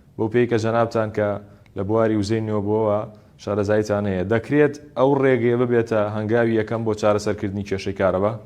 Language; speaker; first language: Central Kurdish; native; Central Kurdish